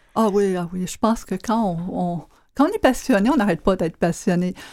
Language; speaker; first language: French; native; French